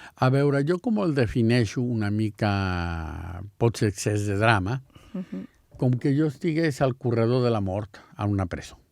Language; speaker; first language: Catalan; non-native, fluent; Spanish